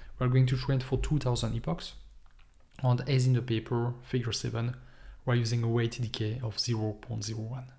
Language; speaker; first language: English; non-native, fluent; French